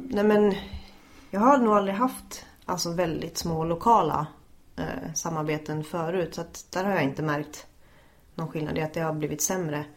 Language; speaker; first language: Swedish; native; Swedish